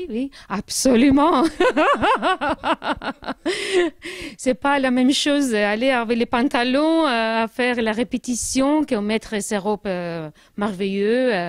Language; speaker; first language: French; non-native, learner; Spanish